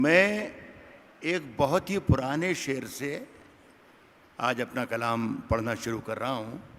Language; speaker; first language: Urdu; native; Urdu